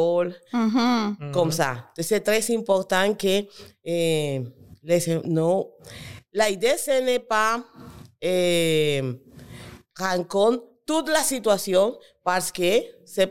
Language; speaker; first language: French; non-native, learner; Spanish